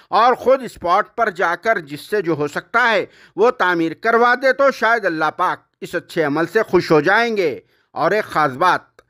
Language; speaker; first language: Hindi; non-native, local second language; Urdu